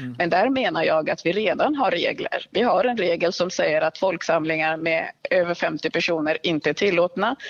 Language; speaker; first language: Swedish; early bilingual, other home language; Swahili